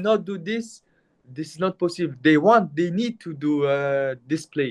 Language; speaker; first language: English; non-native, learner; Mongolian